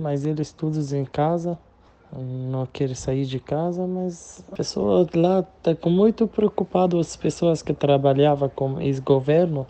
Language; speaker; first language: Portuguese; non-native, learner; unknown